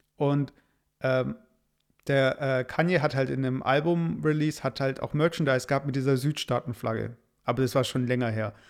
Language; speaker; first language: German; native; German